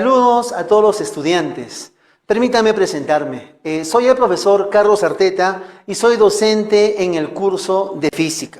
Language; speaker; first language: Spanish; native; Spanish